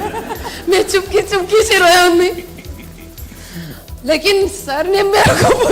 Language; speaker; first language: Hindi; non-native, local second language; Manipuri